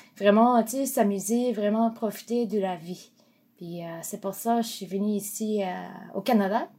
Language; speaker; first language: French; non-native, fluent; Japanese